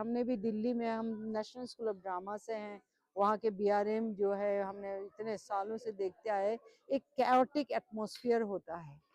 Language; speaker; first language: Hindi; non-native, local second language; Assamese